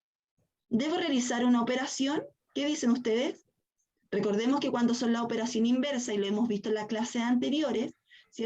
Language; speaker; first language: Spanish; native; Spanish